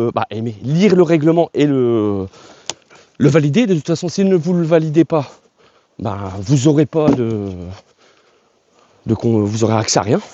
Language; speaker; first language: French; native; French